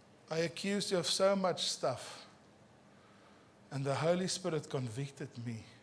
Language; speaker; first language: English; non-native, local second language; Afrikaans